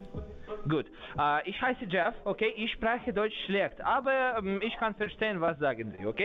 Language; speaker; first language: German; non-native, learner; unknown